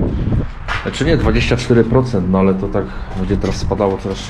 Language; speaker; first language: Polish; native; Polish